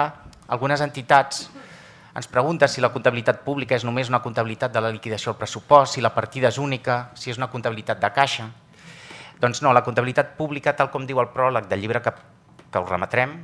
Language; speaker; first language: Catalan; native; Catalan